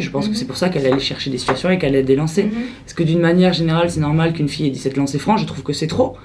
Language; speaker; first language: French; native; French